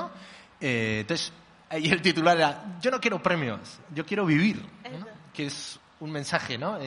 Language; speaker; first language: Spanish; native; Spanish